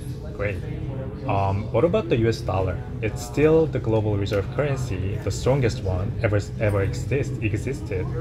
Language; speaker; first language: English; non-native, fluent; Korean